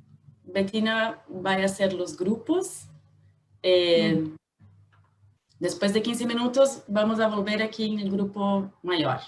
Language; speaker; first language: Spanish; non-native, learner; Portuguese